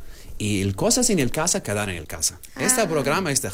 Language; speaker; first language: Spanish; non-native, learner; Arabic